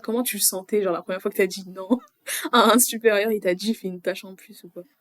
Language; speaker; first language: French; native; French